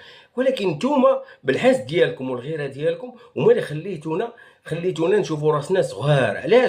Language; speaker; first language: Arabic; native; Arabic